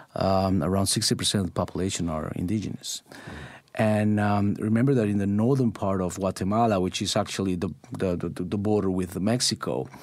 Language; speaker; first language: English; non-native, fluent; Spanish